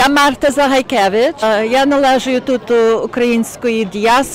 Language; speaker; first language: Ukrainian; early bilingual, heritage; Ukrainian